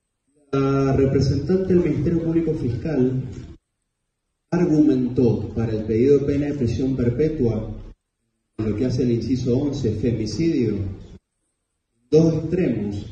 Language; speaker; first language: Spanish; native; Spanish